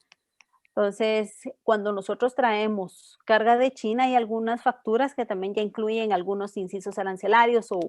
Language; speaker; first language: Spanish; native; Spanish